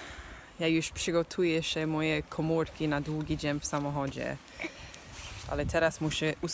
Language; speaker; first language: Polish; non-native, fluent; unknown